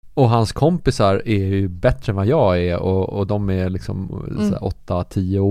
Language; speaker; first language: Swedish; native; Swedish